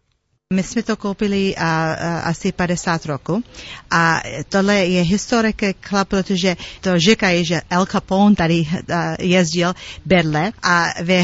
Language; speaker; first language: Czech; early bilingual, heritage; Czech